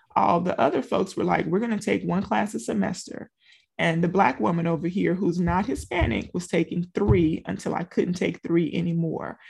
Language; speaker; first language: English; native; English